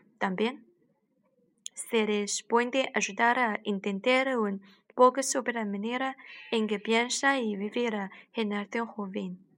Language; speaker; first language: Spanish; non-native, learner; Chinese